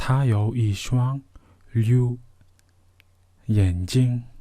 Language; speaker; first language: Chinese; non-native, fluent; Mongolian